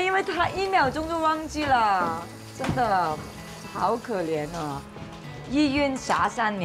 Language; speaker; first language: Chinese; non-native, local second language; Cantonese